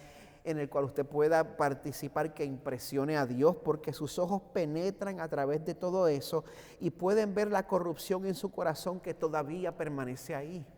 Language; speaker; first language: Spanish; native; Spanish